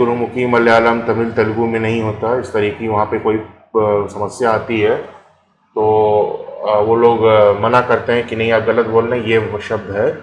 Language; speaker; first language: Hindi; native; Hindi